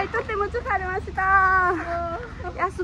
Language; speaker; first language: Japanese; non-native, learner; Nepali